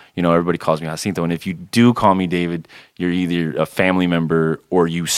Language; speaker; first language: English; native; English